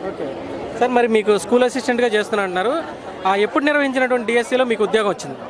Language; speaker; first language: Telugu; native; Telugu